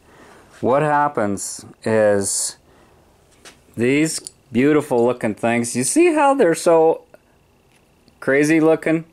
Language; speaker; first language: English; native; English